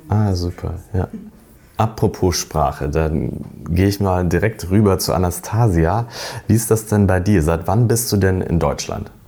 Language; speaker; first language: German; native; German